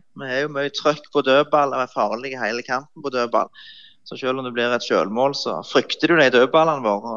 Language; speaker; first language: Norwegian; native; Norwegian